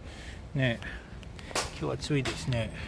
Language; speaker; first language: Japanese; non-native, fluent; Swedish